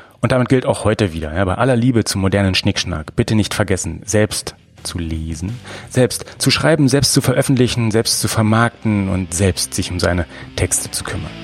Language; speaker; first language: German; native; German